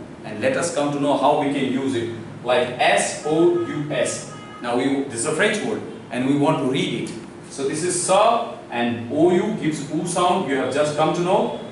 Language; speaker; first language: English; non-native, local second language; Hindi